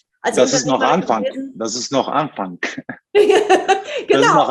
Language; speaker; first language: German; non-native, fluent; Turkish